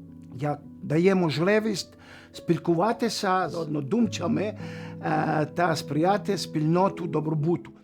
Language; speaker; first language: Ukrainian; early bilingual, heritage; English